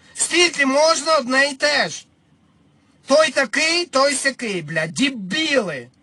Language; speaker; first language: Ukrainian; non-native, local second language; Russian